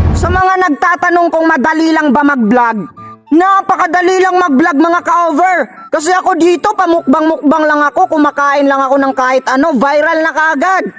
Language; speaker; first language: Filipino; non-native, local second language; Cebuano